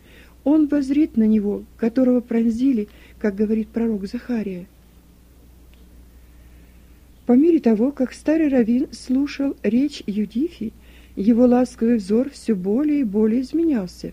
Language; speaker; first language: Russian; native; Russian